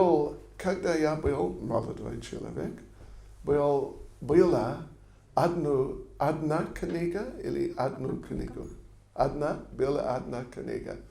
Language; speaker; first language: Russian; non-native, learner; English